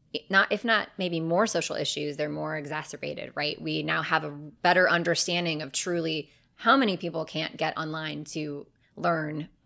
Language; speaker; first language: English; native; English